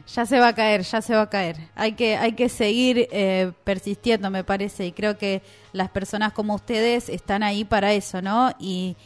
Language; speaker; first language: Spanish; native; Spanish